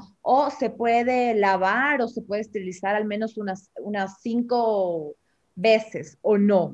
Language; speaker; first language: Spanish; native; Spanish